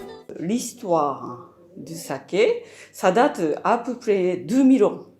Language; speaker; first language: French; non-native, fluent; Japanese